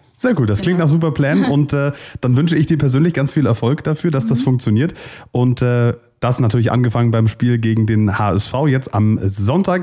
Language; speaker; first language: German; native; German